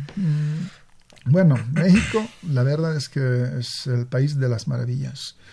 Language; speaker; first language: Spanish; non-native, fluent; Hungarian